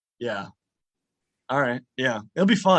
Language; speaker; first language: English; native; English